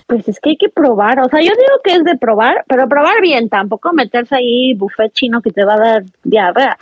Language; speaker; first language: Spanish; native; Spanish